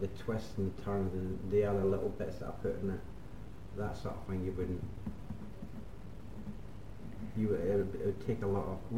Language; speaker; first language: English; native; English